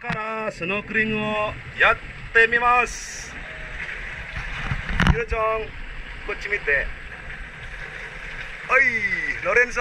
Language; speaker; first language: Japanese; non-native, fluent; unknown